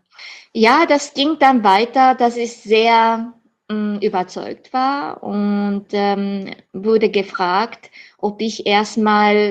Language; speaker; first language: German; non-native, fluent; Japanese